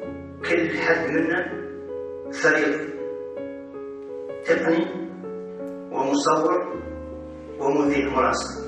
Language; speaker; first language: Arabic; native; Arabic